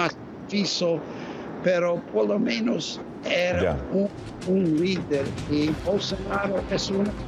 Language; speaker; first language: Spanish; non-native, fluent; English